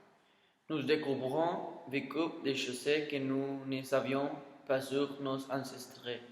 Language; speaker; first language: French; non-native, learner; Spanish